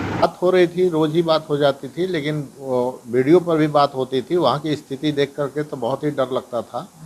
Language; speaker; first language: Hindi; native; Hindi